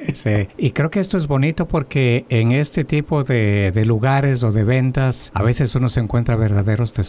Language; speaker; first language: Spanish; native; Spanish